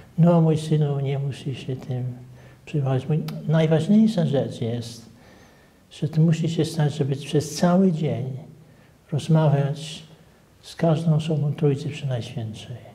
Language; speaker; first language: Polish; early bilingual, heritage; Polish